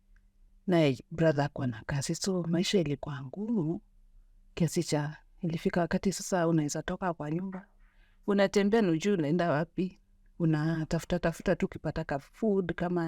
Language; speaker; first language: Swahili; native; Swahili